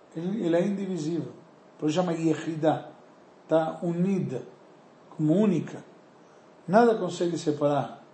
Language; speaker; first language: Portuguese; non-native, fluent; Spanish